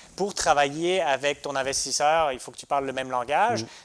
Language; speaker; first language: French; native; French